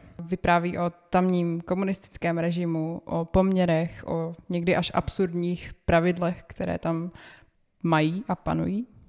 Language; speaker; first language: Czech; native; Czech